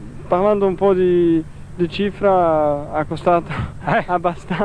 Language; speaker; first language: Italian; non-native, fluent; Portuguese